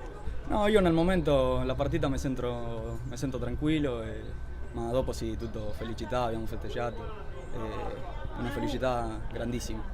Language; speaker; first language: Italian; non-native, fluent; Spanish